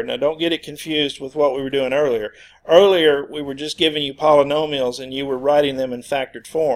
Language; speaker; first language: English; native; English